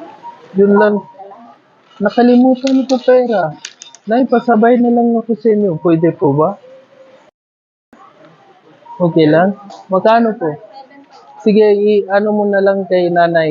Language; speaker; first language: Filipino; non-native, learner; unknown